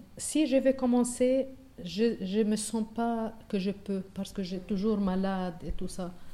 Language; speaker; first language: French; non-native, local second language; Arabic